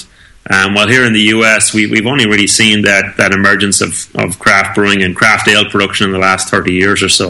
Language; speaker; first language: English; native; English